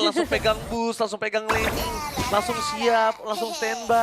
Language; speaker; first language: Indonesian; native; Indonesian